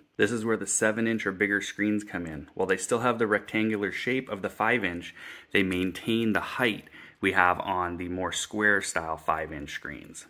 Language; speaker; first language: English; native; English